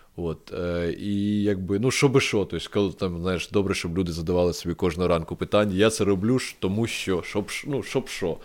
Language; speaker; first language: Ukrainian; non-native, local second language; Russian